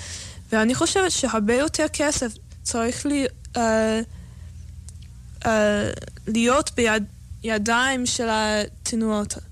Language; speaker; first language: Hebrew; non-native, fluent; English